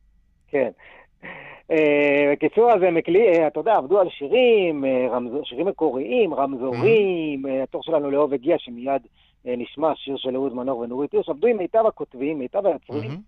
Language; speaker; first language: Hebrew; native; Hebrew